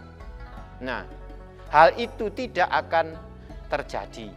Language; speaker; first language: Indonesian; native; Indonesian